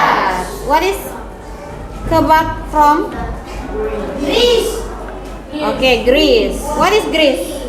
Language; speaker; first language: English; non-native, fluent; Indonesian